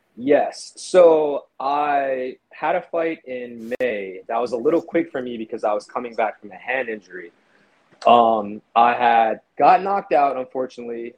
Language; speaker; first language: English; native; English